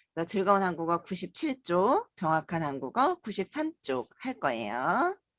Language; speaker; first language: Korean; native; Korean